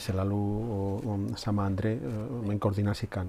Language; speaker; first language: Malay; non-native, learner; Spanish